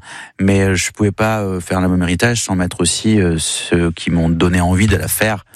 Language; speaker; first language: French; native; French